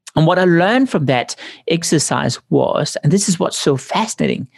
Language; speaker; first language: English; non-native, fluent; Danish